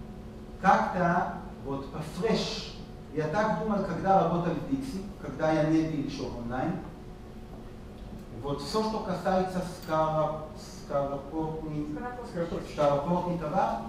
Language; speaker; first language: Russian; non-native, learner; Hebrew